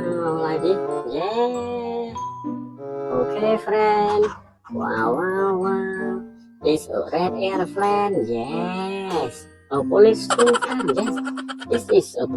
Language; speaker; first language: English; non-native, learner; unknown